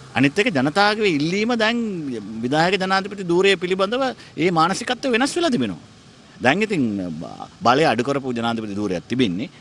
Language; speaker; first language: Sinhala; non-native, local second language; Tamil